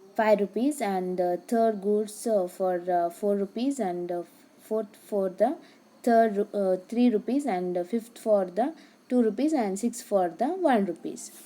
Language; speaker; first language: English; non-native, local second language; Kannada